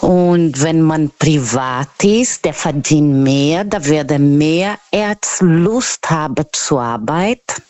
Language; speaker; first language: German; non-native, learner; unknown